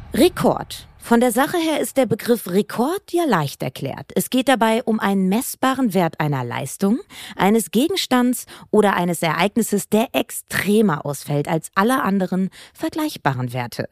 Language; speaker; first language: German; native; German